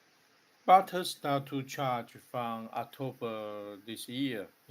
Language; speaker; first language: English; non-native, learner; Chinese